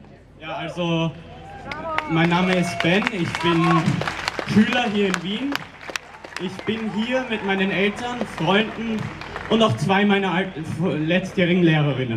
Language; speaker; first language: German; native; German